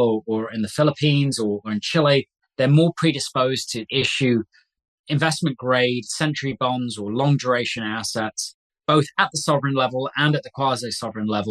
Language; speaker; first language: English; native; English